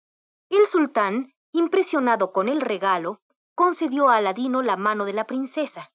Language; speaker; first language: Spanish; native; Spanish